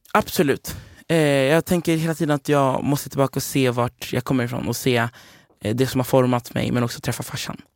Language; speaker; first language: Swedish; early bilingual, other home language; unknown